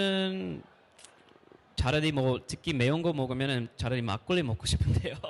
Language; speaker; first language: Korean; non-native, fluent; English